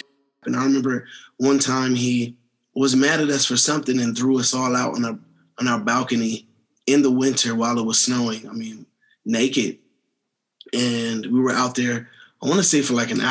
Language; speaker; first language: English; native; English